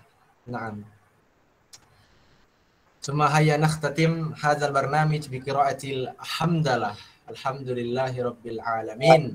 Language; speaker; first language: Arabic; non-native, learner; Indonesian